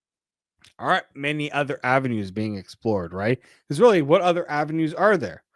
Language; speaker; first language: English; native; English